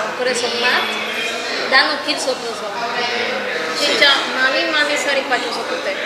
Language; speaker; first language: Korean; non-native, learner; Spanish